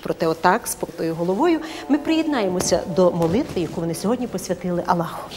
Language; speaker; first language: Ukrainian; native; Ukrainian